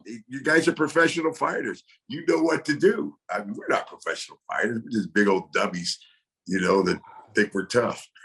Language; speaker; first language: English; native; English